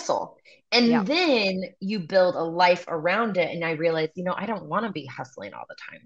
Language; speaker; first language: English; native; English